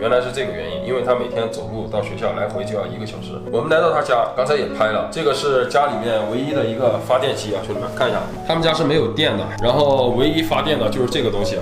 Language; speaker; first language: Chinese; native; Chinese